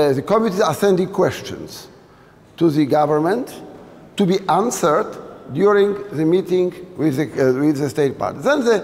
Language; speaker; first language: English; non-native, fluent; Polish